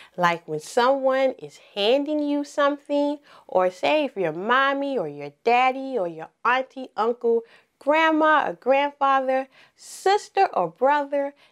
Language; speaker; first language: English; native; English